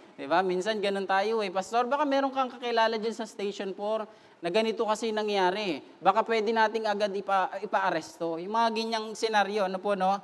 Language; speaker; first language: Filipino; native; Filipino